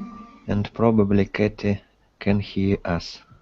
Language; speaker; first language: English; non-native, learner; Russian